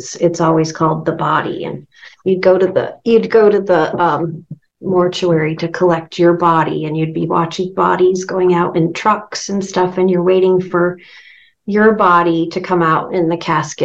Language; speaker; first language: English; native; English